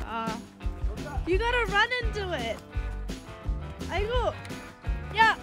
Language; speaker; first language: Korean; non-native, learner; English